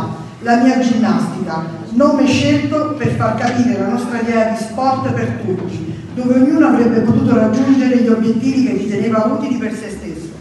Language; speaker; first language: Italian; native; Italian